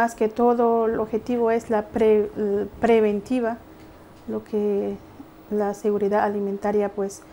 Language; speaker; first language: Spanish; native; Spanish